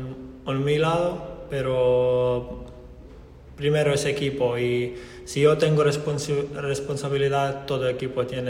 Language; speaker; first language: Spanish; non-native, learner; Croatian